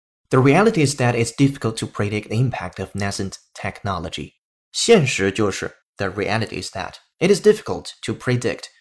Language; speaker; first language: English; non-native, fluent; Chinese